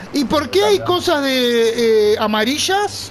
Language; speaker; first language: Spanish; native; Spanish